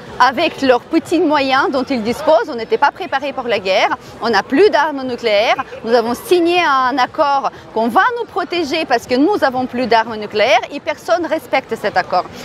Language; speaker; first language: French; non-native, fluent; Ukrainian